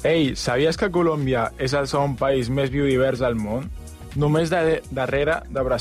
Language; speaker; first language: Catalan; non-native, learner; Spanish